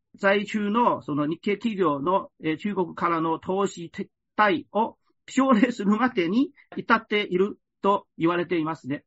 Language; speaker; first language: Japanese; non-native, fluent; Chinese